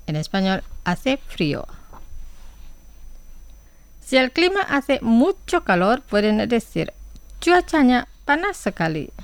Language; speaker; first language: Spanish; non-native, fluent; Indonesian